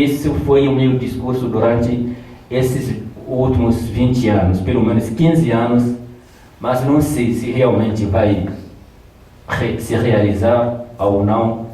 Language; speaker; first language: Portuguese; non-native, fluent; Tamasheq